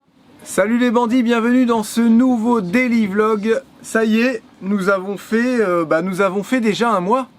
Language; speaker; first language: French; native; French